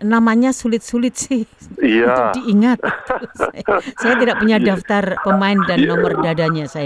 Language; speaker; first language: Indonesian; native; Indonesian